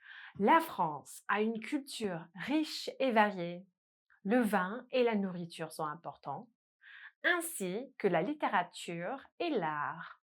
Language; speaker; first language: French; non-native, fluent; English